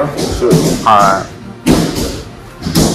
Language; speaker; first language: Japanese; native; Japanese